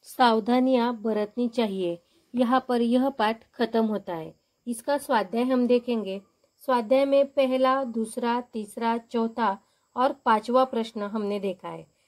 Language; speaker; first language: Hindi; non-native, local second language; Marathi